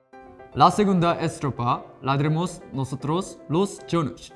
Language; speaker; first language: Spanish; non-native, learner; Korean